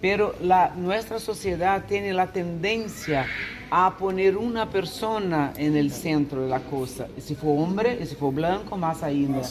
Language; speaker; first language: Spanish; non-native, fluent; Portuguese